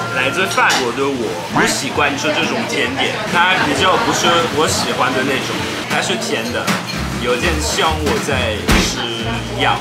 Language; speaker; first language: Chinese; non-native, fluent; French